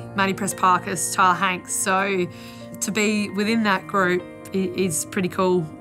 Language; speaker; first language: English; native; English